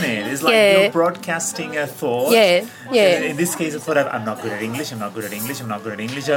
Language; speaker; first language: English; non-native, fluent; Catalan